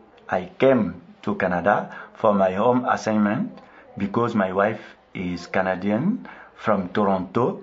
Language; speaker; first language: English; non-native, local second language; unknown